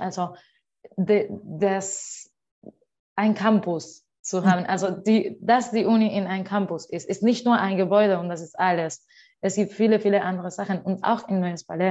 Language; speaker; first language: German; non-native, learner; Spanish